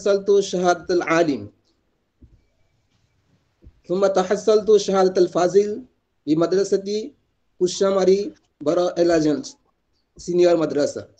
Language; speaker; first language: Arabic; non-native, learner; Bangla